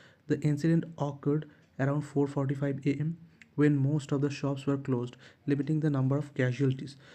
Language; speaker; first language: English; non-native, local second language; Bangla